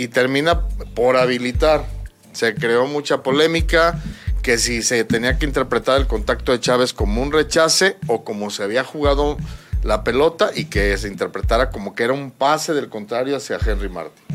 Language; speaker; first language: Spanish; native; Spanish